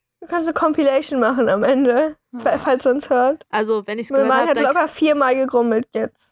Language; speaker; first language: German; native; German